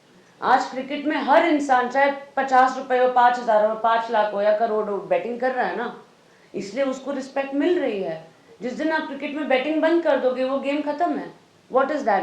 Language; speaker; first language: Hindi; native; Hindi